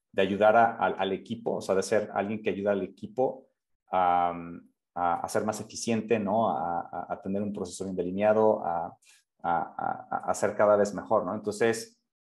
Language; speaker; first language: Spanish; native; Spanish